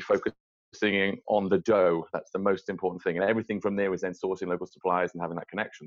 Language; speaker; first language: English; native; English